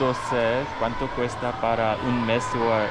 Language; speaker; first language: Spanish; non-native, learner; Korean